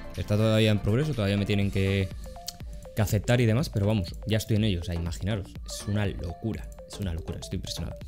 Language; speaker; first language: Spanish; native; Spanish